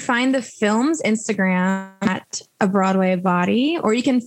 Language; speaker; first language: English; native; English